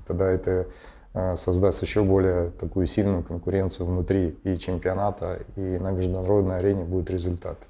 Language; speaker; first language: Russian; native; Russian